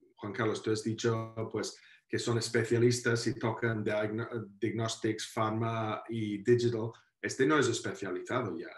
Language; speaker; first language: Spanish; non-native, fluent; Welsh